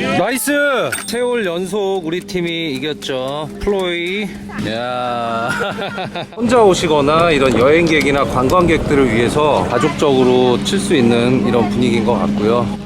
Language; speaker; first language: Korean; native; Korean